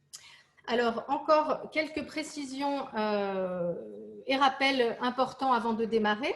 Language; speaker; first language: French; native; French